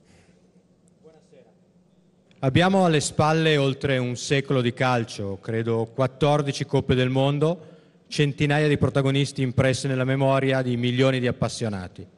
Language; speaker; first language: Italian; native; Italian